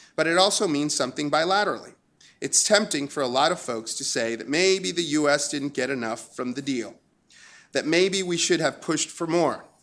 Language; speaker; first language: English; non-native, fluent; Spanish